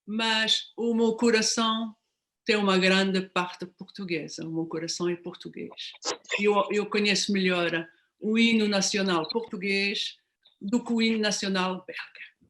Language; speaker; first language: Portuguese; non-native, fluent; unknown